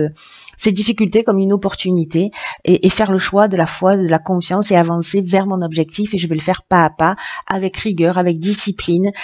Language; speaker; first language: French; native; French